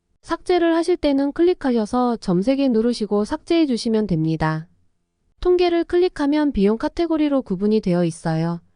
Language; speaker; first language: Korean; native; Korean